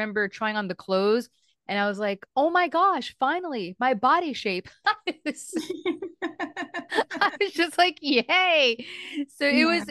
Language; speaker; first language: English; native; English